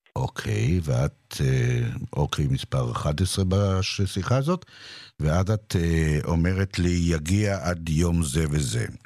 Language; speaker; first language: Hebrew; native; Hebrew